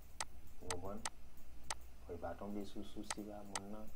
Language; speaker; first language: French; non-native, learner; Haitian Creole